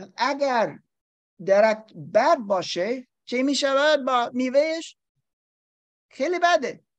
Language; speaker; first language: Persian; non-native, learner; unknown